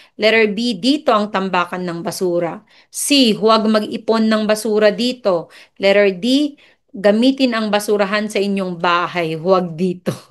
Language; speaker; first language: Filipino; non-native, local second language; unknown